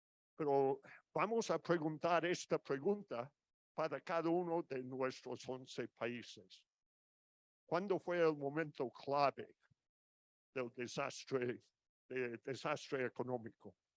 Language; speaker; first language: Spanish; non-native, fluent; English